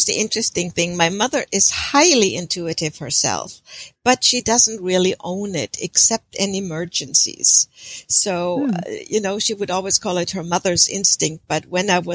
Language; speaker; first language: English; non-native, fluent; German